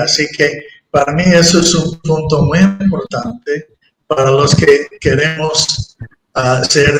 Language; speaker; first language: Spanish; non-native, fluent; English